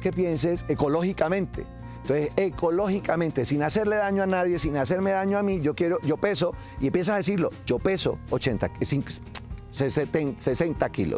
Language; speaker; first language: Spanish; native; Spanish